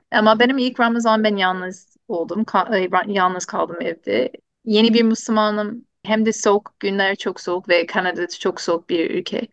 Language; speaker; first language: Turkish; non-native, fluent; English